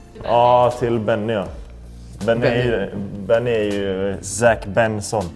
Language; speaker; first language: Swedish; native; Swedish